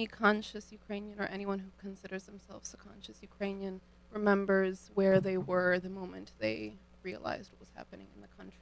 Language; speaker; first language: English; early bilingual, other home language; Ukrainian